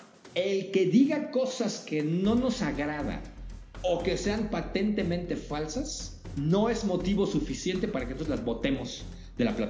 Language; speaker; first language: Spanish; native; Spanish